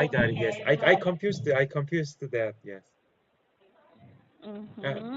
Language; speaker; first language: English; non-native, learner; Korean